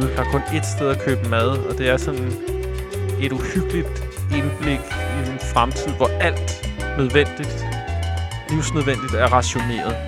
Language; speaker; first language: Danish; native; Danish